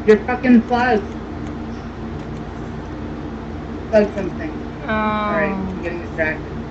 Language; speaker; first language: English; native; English